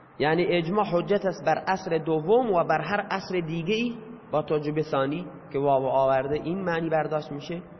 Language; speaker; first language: Persian; non-native, local second language; Baluchi